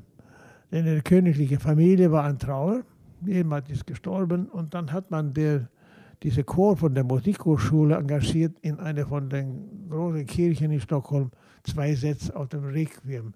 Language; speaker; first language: German; non-native, fluent; Swedish